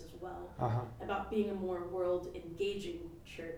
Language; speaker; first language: English; native; English